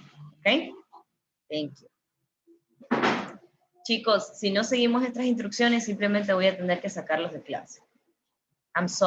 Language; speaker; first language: Spanish; native; Spanish